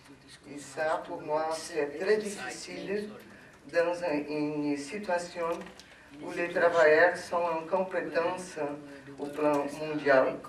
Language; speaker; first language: French; non-native, fluent; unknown